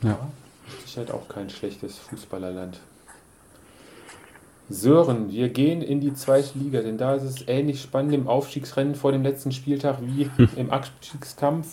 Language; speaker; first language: German; native; German